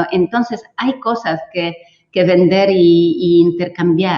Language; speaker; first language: Spanish; non-native, fluent; Polish